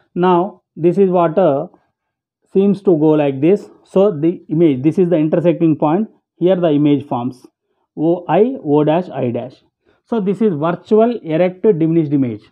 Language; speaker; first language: English; non-native, local second language; Telugu